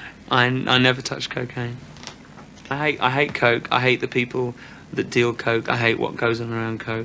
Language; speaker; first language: English; native; English